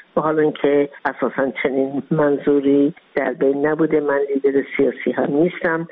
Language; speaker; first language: Persian; native; Persian